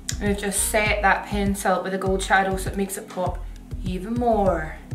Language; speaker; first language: English; native; English